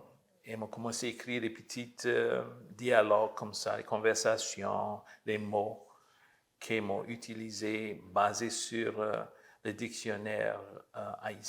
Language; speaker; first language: French; early bilingual, heritage; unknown